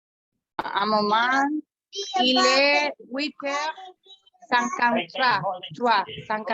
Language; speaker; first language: French; non-native, learner; Spanish